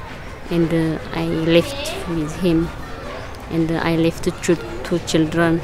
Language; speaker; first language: English; non-native, learner; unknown